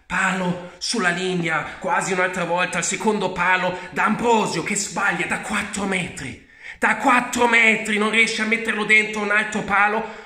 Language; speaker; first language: Italian; early bilingual, heritage; Italian